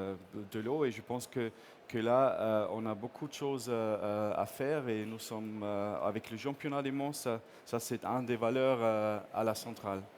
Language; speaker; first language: French; non-native, fluent; English